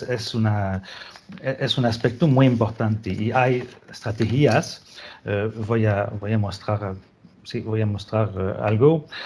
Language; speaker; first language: Spanish; non-native, fluent; French